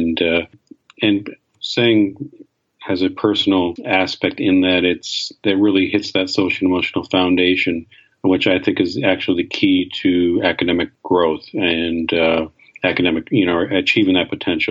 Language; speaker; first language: English; native; English